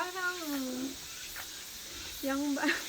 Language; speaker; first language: Korean; non-native, learner; French